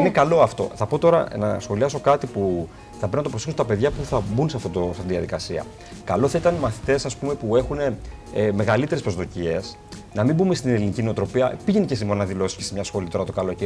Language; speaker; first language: Greek; native; Greek